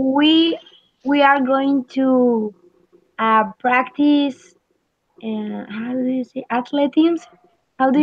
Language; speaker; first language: English; non-native, learner; Spanish